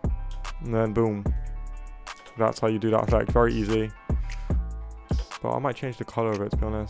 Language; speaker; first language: English; native; English